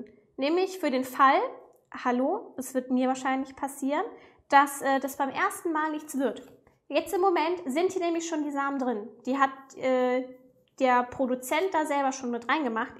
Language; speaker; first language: German; native; German